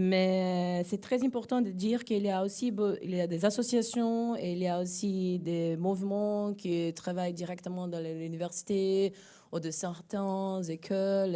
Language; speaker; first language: French; non-native, fluent; Portuguese